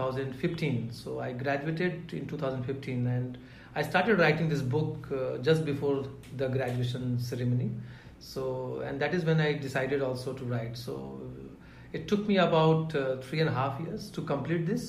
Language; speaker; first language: English; non-native, local second language; Hindi